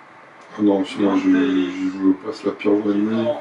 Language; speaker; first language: French; native; French